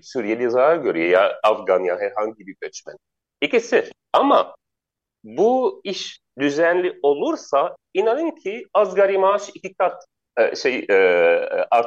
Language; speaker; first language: Turkish; non-native, learner; Arabic